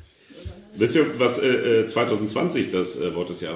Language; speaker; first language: German; native; German